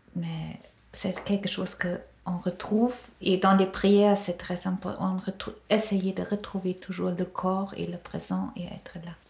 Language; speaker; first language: French; non-native, fluent; German